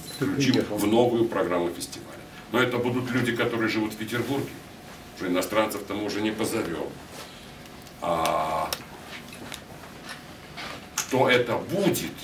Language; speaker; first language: Russian; native; Russian